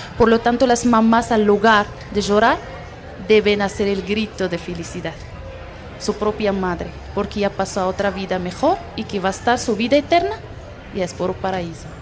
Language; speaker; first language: Spanish; non-native, fluent; Arabic